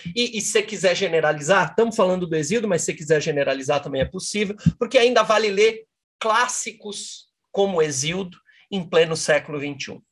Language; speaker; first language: Portuguese; native; Portuguese